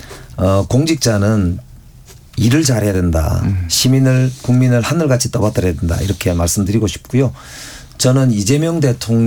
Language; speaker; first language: Korean; native; Korean